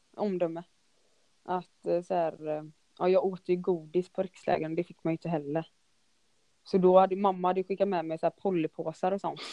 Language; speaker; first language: Swedish; early bilingual, other home language; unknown